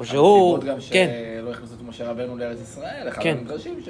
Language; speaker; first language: Hebrew; native; Hebrew